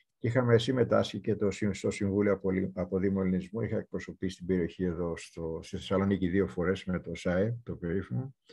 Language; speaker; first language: Greek; native; Greek